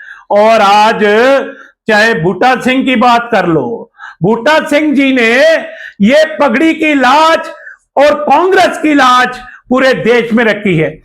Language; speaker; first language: Hindi; non-native, local second language; Punjabi